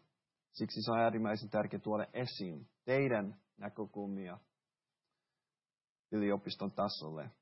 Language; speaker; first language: Finnish; early bilingual, heritage; Finnish